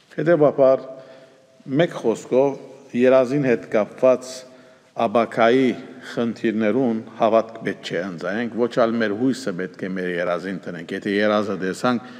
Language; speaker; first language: Armenian; native; Armenian